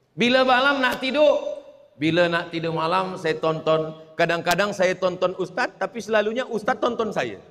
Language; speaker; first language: Malay; native; Malay